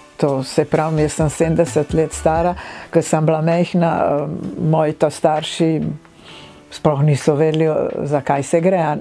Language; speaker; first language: Slovenian; non-native, fluent; Italian